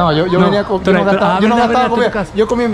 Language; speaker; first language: Spanish; native; Spanish